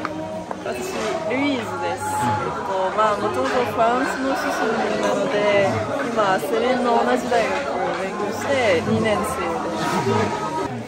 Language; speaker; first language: Japanese; non-native, learner; French